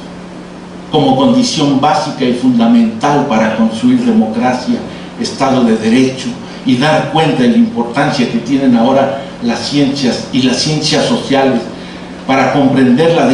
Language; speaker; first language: Spanish; native; Spanish